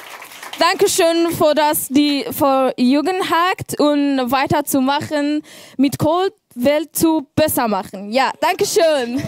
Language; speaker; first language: German; non-native, learner; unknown